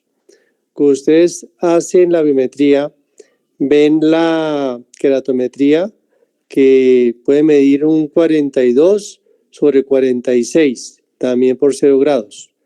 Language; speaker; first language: Spanish; native; Spanish